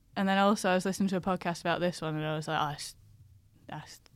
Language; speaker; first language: English; native; English